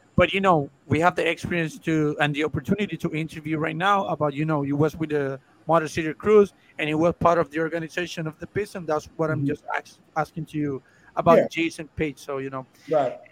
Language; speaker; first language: English; non-native, fluent; Spanish